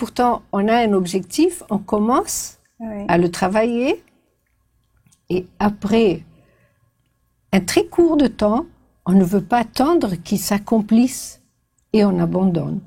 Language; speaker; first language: French; non-native, fluent; Portuguese